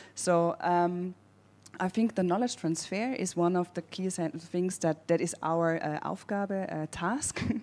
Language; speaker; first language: English; non-native, fluent; German